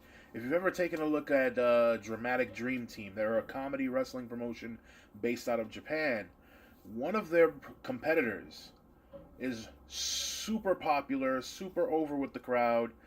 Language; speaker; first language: English; native; English